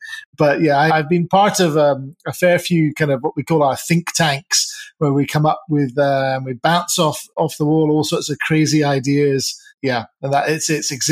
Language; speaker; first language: English; native; English